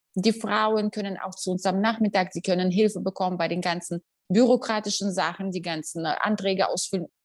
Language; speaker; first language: German; non-native, fluent; Russian